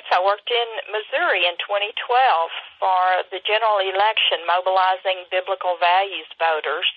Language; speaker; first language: English; native; English